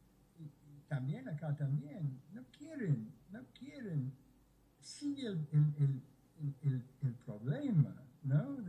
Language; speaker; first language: Spanish; non-native, fluent; English